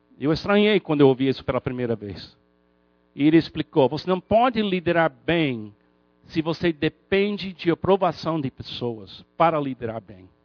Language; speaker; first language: Portuguese; non-native, fluent; English